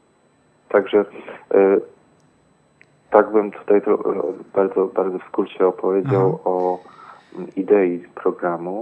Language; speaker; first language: Polish; native; Polish